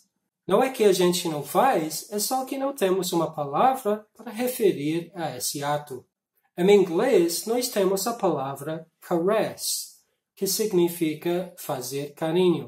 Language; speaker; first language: Portuguese; non-native, fluent; English